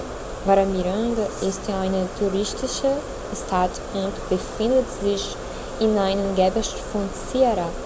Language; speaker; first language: German; non-native, learner; Portuguese